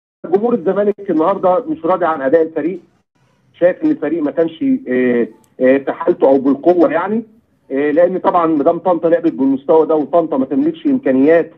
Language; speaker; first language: Arabic; native; Arabic